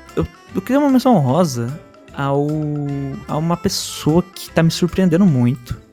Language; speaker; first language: Portuguese; early bilingual, other home language; Spanish